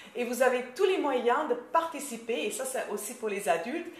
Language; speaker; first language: French; non-native, fluent; German